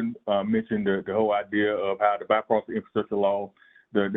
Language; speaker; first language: English; native; English